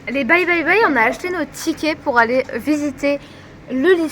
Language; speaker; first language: French; native; French